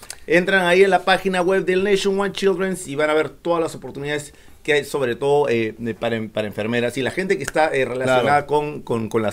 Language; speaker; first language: Spanish; native; Spanish